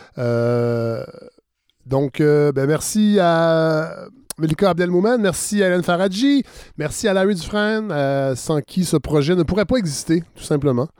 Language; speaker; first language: French; native; French